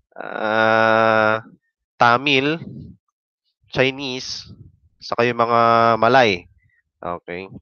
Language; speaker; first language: Filipino; native; Filipino